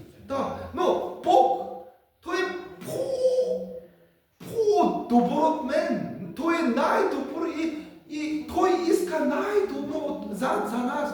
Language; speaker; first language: Bulgarian; non-native, learner; Korean